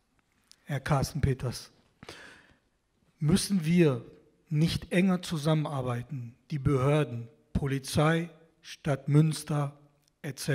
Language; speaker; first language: German; non-native, fluent; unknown